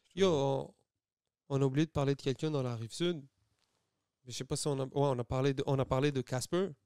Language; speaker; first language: French; native; French